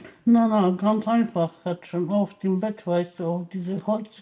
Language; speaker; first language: German; non-native, learner; Polish